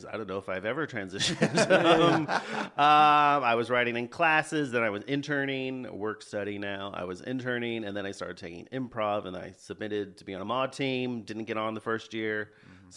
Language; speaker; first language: English; native; English